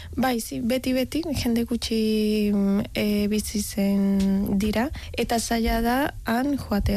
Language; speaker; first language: Basque; non-native, learner; Spanish